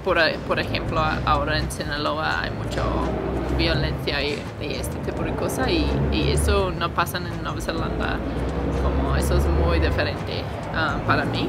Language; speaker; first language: Spanish; non-native, learner; English